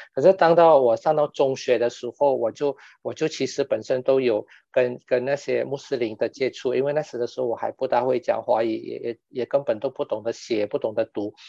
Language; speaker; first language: Chinese; non-native, local second language; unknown